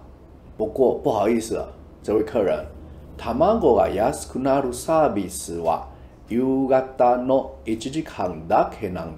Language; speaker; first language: Japanese; non-native, fluent; Chinese